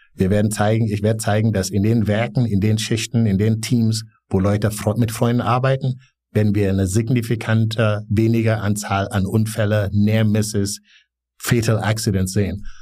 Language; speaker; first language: German; non-native, fluent; Wolof